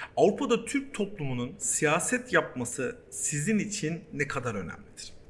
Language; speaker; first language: Turkish; early bilingual, heritage; Turkish